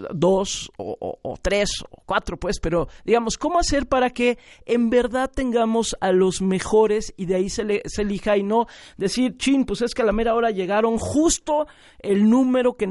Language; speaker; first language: Spanish; native; Spanish